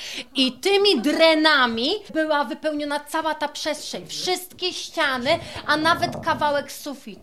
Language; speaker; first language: Polish; native; Polish